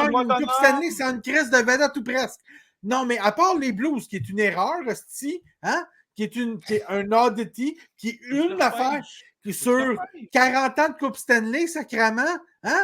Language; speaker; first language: French; native; French